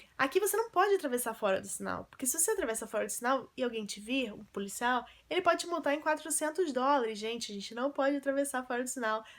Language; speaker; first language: Portuguese; native; Portuguese